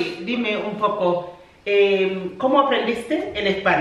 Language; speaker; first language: Spanish; non-native, fluent; English